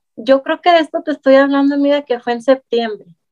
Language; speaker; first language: Spanish; native; Spanish